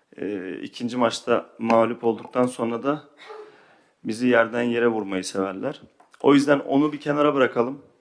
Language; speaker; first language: Turkish; early bilingual, heritage; Turkish